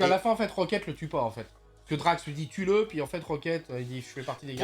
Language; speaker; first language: French; native; French